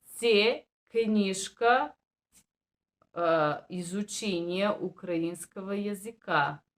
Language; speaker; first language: Russian; non-native, fluent; Bulgarian